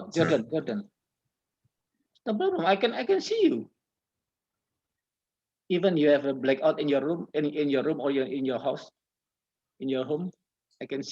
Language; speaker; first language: English; non-native, learner; Indonesian